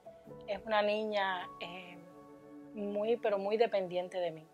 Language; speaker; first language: Spanish; native; Spanish